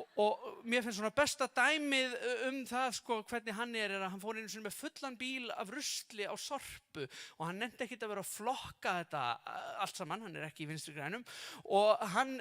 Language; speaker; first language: Icelandic; native; Icelandic